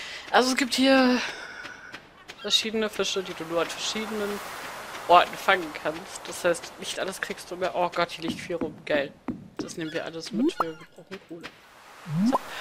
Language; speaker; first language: German; native; German